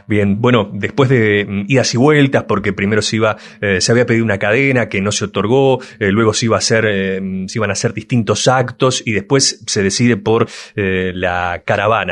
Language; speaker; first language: Spanish; native; Spanish